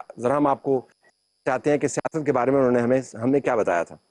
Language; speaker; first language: Urdu; native; Urdu